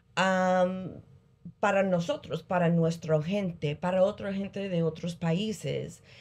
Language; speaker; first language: Spanish; early bilingual, heritage; Spanish